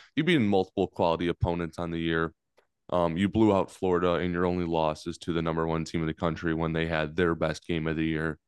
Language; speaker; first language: English; native; English